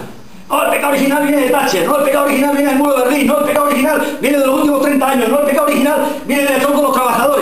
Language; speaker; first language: Spanish; native; Spanish